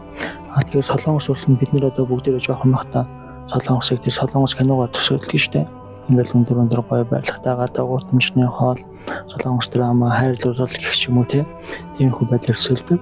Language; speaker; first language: Mongolian; native; Mongolian